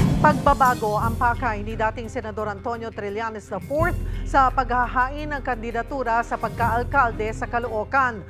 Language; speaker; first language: Filipino; native; Filipino